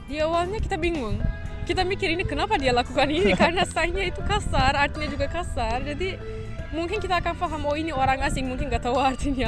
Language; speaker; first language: Indonesian; non-native, fluent; Turkish